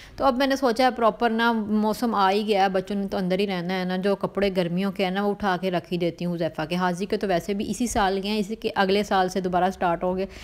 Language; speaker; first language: Urdu; non-native, local second language; Punjabi